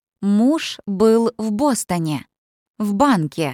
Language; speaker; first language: Russian; non-native, learner; English